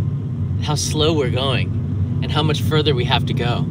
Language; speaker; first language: English; native; English